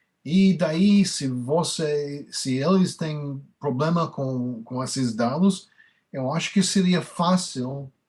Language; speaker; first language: Portuguese; non-native, fluent; English